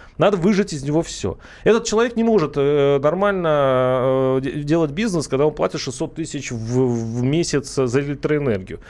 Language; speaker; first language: Russian; native; Russian